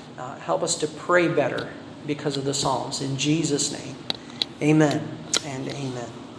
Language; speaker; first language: English; non-native, local second language; Filipino